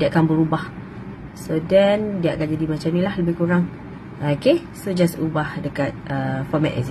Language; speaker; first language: Malay; native; Malay